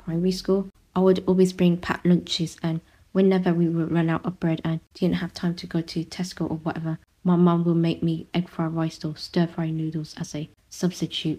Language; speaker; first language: English; non-native, local second language; Vietnamese